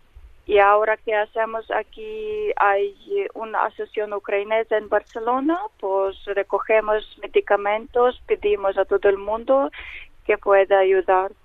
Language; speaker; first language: Spanish; non-native, learner; Ukrainian